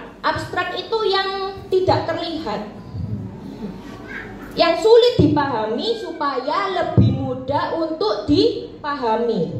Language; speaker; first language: Indonesian; native; Indonesian